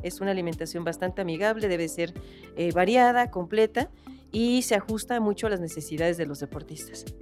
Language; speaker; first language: Spanish; native; Spanish